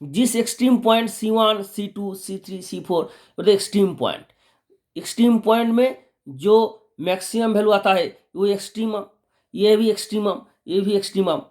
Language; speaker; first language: Hindi; non-native, local second language; Bangla